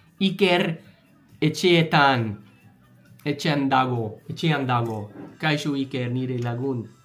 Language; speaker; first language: Basque; non-native, learner; English